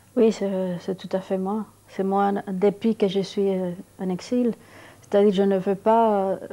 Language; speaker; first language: French; non-native, fluent; Spanish